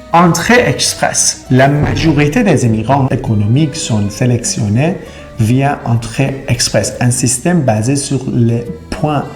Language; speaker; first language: French; non-native, fluent; Persian